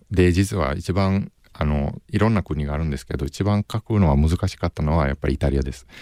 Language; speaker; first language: Japanese; non-native, fluent; Italian